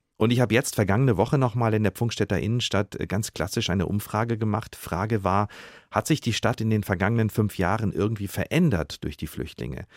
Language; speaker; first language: German; native; German